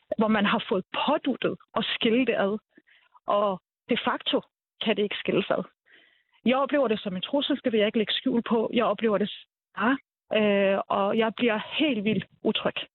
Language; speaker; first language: Danish; early bilingual, other home language; Arabic